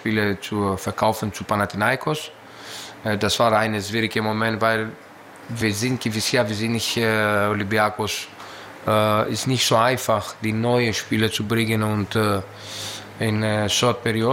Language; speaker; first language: German; non-native, fluent; Greek